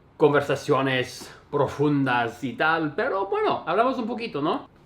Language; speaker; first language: Spanish; non-native, fluent; English